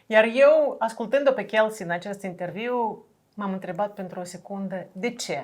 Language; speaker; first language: Romanian; native; Romanian